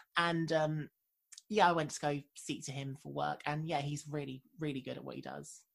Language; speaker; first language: English; native; English